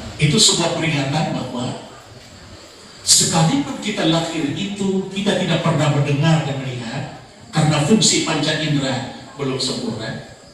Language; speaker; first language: Indonesian; non-native, local second language; Tetum